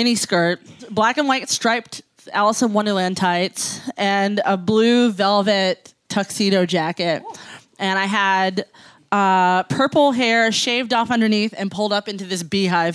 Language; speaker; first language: English; native; English